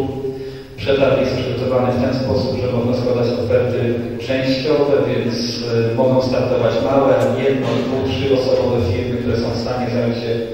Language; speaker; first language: Polish; native; Polish